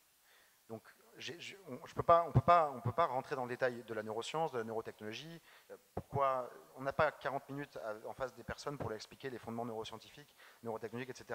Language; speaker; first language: French; native; French